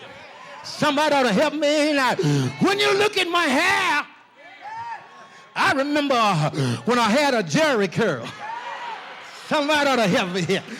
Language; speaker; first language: English; native; English